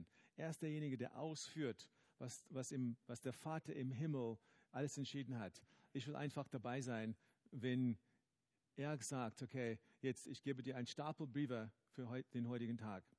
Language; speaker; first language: German; non-native, fluent; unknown